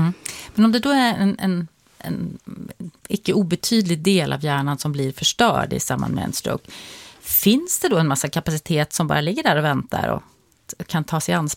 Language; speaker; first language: Swedish; native; Swedish